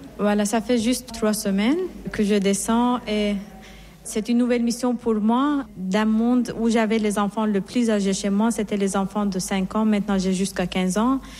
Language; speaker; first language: French; non-native, fluent; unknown